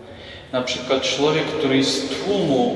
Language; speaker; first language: Polish; non-native, local second language; Ukrainian